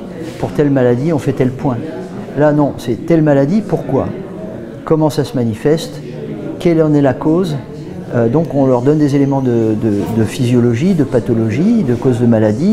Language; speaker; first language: French; native; French